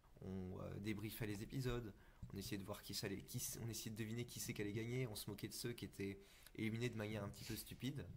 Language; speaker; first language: French; native; French